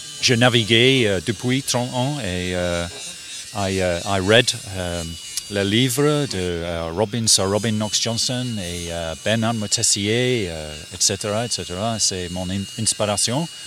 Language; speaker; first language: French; non-native, learner; English